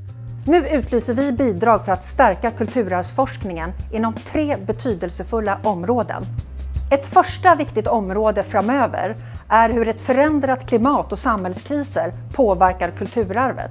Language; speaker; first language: Swedish; native; Swedish